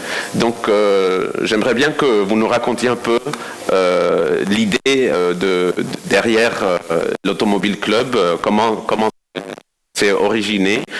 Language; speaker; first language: French; non-native, fluent; Spanish